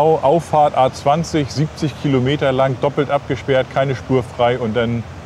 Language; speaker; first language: German; native; German